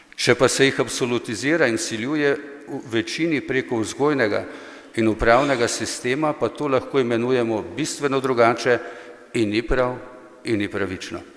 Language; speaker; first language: Slovenian; native; Slovenian